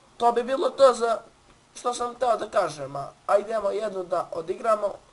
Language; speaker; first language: Bosnian; native; Bosnian